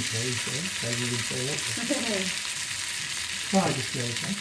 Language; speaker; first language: Dutch; native; Dutch